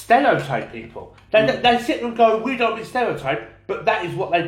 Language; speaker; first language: English; native; English